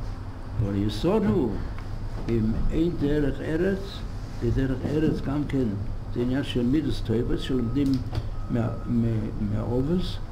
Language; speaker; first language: Hebrew; non-native, fluent; English